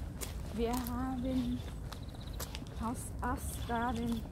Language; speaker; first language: German; non-native, learner; Thai